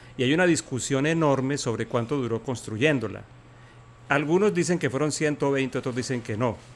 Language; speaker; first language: Spanish; native; Spanish